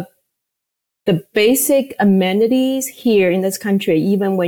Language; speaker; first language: English; non-native, fluent; Chinese